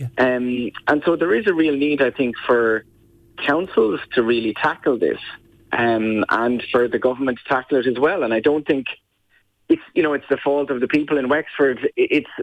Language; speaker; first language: English; native; English